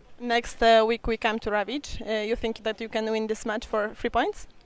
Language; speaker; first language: English; non-native, learner; Polish